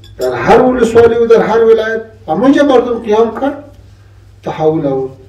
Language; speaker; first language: Persian; non-native, local second language; Pashto